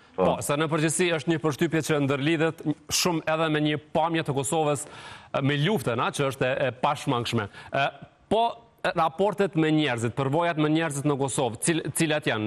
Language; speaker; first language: Albanian; native; Albanian